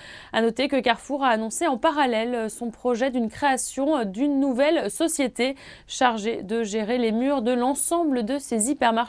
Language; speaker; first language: French; native; French